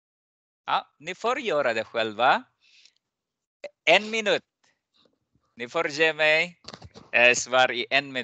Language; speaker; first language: Swedish; non-native, fluent; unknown